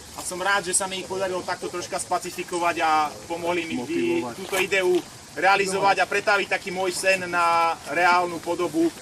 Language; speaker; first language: Slovak; native; Slovak